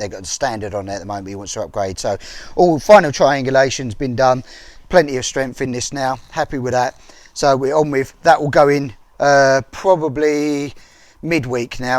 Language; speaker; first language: English; native; English